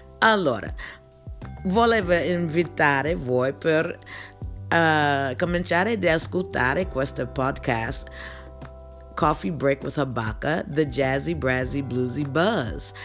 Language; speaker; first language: Italian; non-native, learner; English